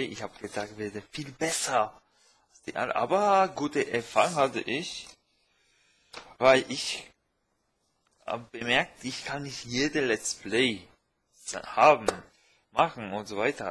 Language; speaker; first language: German; non-native, fluent; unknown